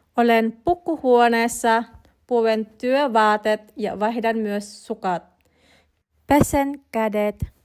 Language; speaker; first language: Finnish; non-native, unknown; Filipino